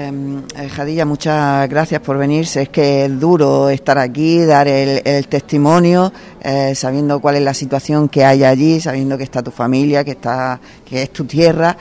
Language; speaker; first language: Spanish; native; Spanish